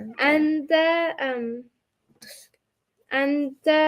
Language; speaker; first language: Arabic; non-native, learner; English